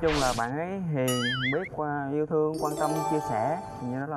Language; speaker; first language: Vietnamese; native; Vietnamese